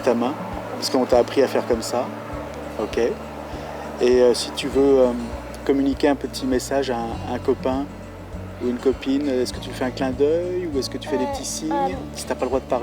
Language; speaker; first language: French; native; French